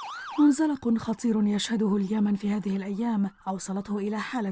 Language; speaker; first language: Arabic; native; Arabic